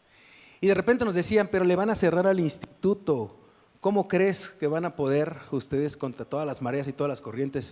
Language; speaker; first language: Spanish; native; Spanish